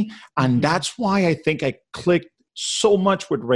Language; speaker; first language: English; non-native, fluent; Spanish